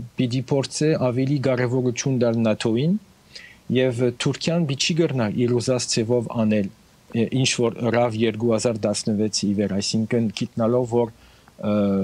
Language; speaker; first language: Armenian; early bilingual, heritage; Armenian